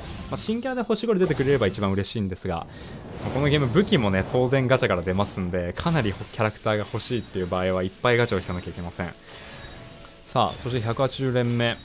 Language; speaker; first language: Japanese; native; Japanese